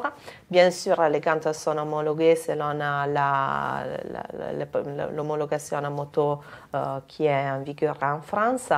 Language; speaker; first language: French; non-native, fluent; Italian